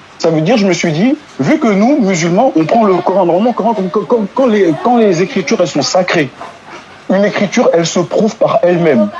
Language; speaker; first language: French; non-native, local second language; Wolof